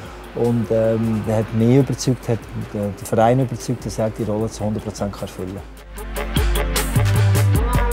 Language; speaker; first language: German; native; German